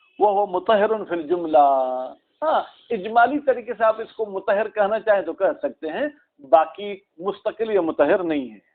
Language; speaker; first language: Urdu; non-native, local second language; Sindhi